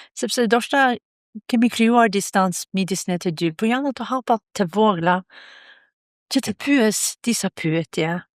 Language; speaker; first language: Albanian; non-native, fluent; English